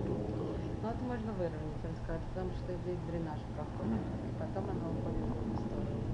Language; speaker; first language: Russian; native; Russian